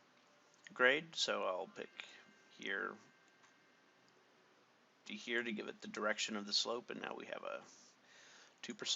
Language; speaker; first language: English; native; English